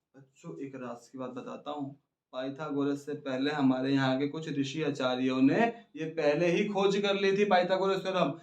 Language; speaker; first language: Hindi; native; Hindi